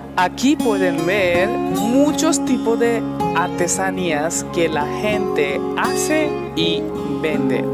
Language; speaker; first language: Spanish; non-native, learner; Hindi